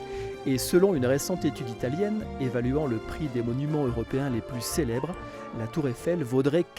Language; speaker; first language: French; native; French